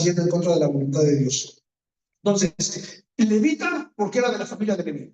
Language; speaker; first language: Spanish; native; Spanish